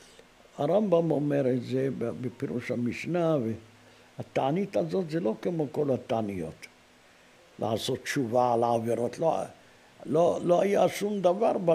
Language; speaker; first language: Hebrew; non-native, fluent; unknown